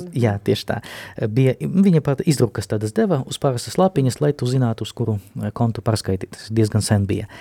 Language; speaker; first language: Latvian; non-native, local second language; Russian